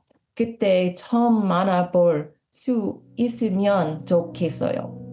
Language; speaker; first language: Korean; non-native, learner; English